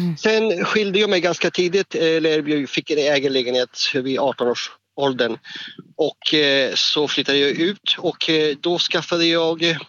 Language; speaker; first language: Swedish; non-native, fluent; Spanish